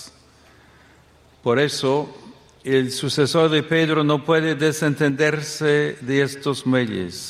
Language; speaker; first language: Spanish; non-native, fluent; English